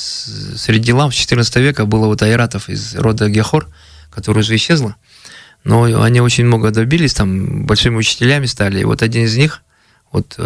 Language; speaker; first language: Russian; native; Russian